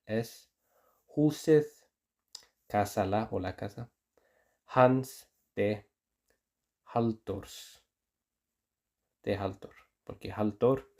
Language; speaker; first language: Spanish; non-native, fluent; Icelandic